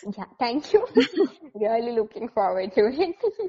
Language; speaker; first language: English; non-native, local second language; Malayalam